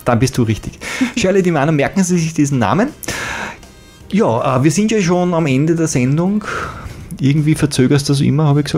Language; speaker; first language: German; native; German